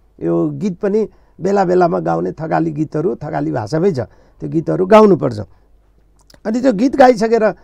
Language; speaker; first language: Nepali; non-native, local second language; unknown